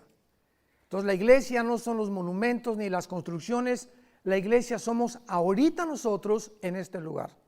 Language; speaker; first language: Spanish; native; Spanish